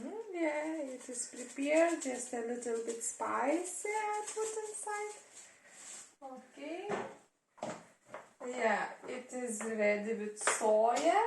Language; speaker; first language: English; non-native, learner; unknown